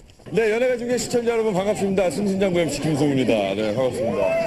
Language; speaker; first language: Korean; native; Korean